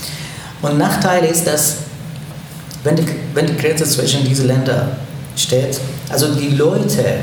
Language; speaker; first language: German; non-native, learner; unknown